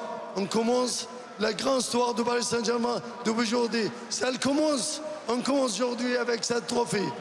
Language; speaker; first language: French; non-native, learner; Arabic